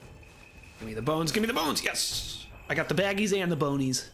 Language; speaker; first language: English; native; English